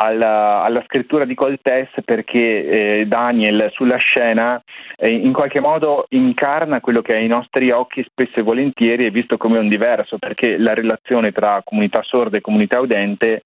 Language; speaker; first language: Italian; native; Italian